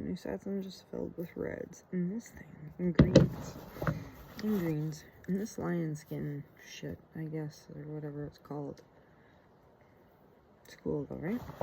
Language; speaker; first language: English; native; English